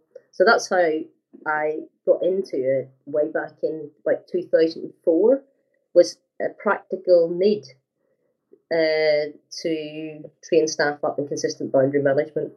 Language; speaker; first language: English; native; English